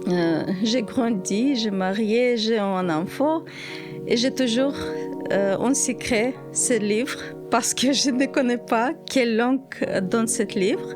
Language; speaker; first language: French; non-native, learner; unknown